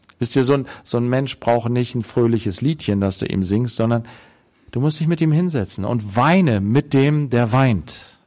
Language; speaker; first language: German; native; German